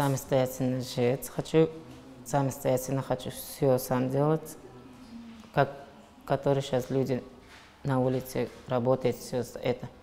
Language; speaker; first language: Russian; non-native, local second language; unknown